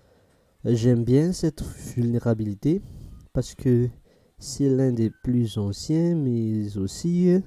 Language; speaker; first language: French; non-native, fluent; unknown